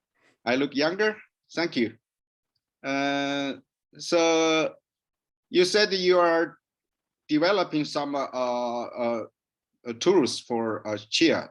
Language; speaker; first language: English; non-native, learner; Chinese